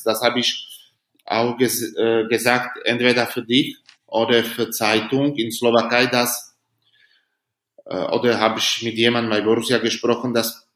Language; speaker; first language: German; non-native, fluent; Slovak